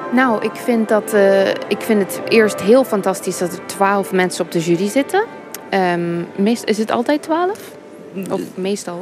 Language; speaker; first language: Dutch; early bilingual, heritage; English